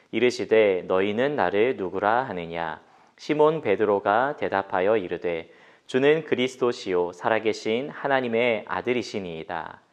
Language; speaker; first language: Korean; native; Korean